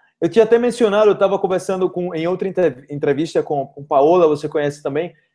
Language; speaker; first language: Portuguese; native; Portuguese